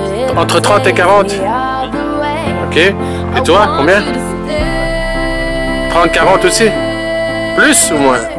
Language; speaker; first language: French; native; French